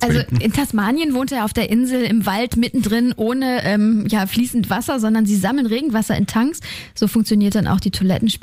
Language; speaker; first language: German; native; German